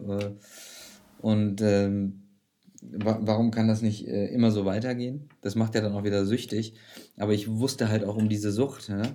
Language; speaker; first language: German; native; German